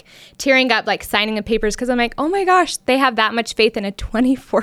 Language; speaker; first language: English; native; English